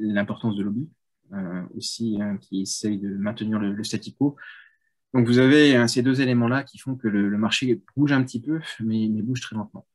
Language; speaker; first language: French; native; French